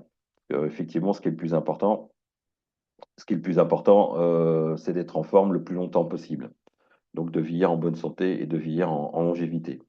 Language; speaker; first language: French; native; French